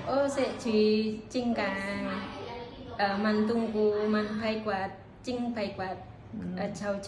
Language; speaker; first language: Cantonese; non-native, learner; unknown